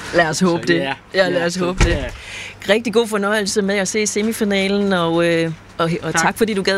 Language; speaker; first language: Danish; native; Danish